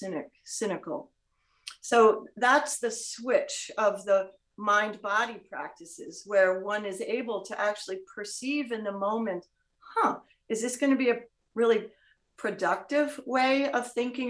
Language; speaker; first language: English; native; English